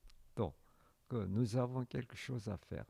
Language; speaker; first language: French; non-native, fluent; Korean